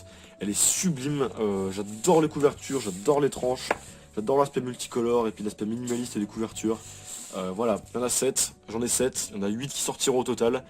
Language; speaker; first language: French; native; French